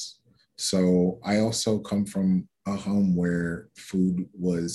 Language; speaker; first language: English; native; English